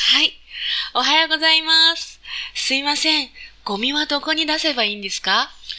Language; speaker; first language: Japanese; non-native, fluent; Chinese